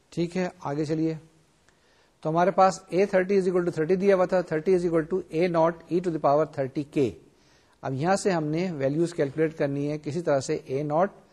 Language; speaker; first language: Urdu; native; Urdu